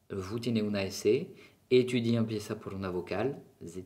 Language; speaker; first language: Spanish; non-native, fluent; French